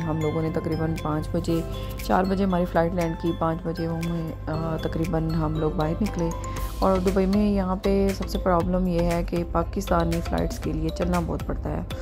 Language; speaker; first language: Urdu; native; Urdu